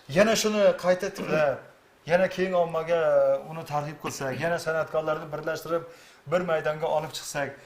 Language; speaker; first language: Uzbek; native; Uzbek